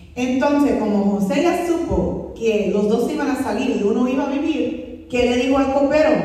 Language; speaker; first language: Spanish; non-native, fluent; English